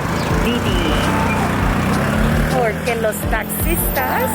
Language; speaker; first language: Spanish; non-native, learner; English